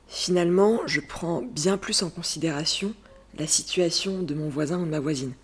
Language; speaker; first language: French; native; French